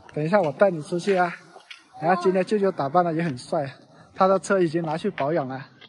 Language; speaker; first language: Chinese; native; Chinese